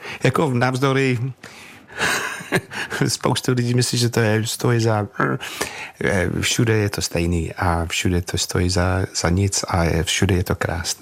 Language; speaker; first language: Czech; non-native, fluent; English